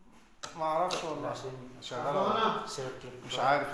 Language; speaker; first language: Arabic; non-native, learner; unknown